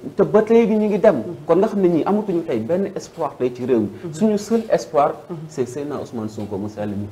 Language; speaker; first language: Wolof; native; Wolof